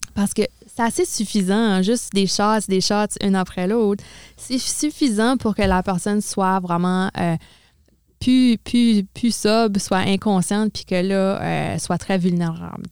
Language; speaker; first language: French; native; French